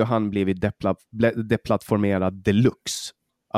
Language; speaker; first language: Swedish; native; Swedish